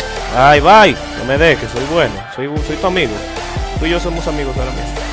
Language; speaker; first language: Spanish; native; Spanish